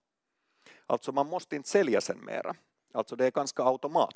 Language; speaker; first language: Swedish; non-native, local second language; Finnish